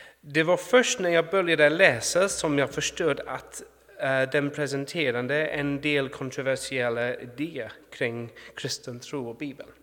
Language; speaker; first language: Swedish; non-native, fluent; English